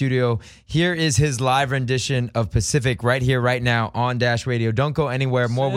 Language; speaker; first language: English; native; English